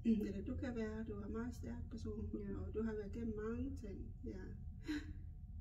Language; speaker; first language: Danish; non-native, local second language; Kalaallisut